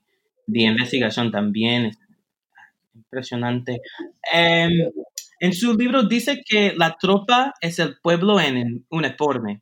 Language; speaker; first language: Spanish; non-native, fluent; English